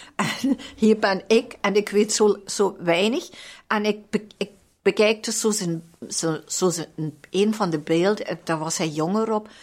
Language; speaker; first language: Dutch; non-native, fluent; German